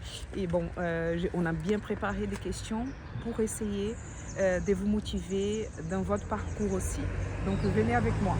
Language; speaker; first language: French; non-native, fluent; Portuguese